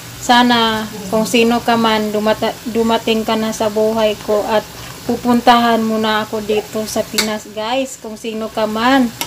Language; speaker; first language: Filipino; non-native, local second language; Cebuano